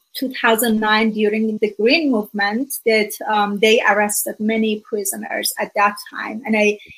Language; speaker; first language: English; non-native, fluent; Persian